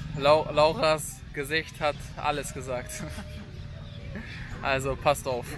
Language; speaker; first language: German; native; German